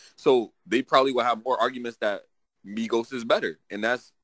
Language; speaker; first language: English; native; English